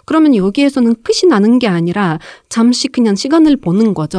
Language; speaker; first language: Korean; non-native, fluent; Ukrainian